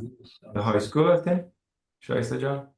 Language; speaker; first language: Persian; early bilingual, other home language; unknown